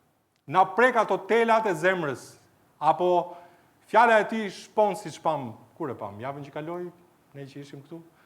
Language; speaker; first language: Albanian; native; Albanian